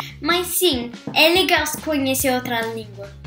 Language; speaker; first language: Portuguese; early bilingual, heritage; Portuguese